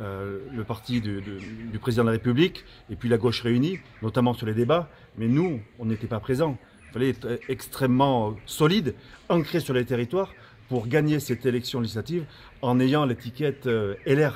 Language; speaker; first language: French; native; French